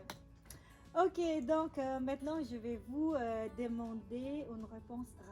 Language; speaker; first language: French; non-native, learner; Indonesian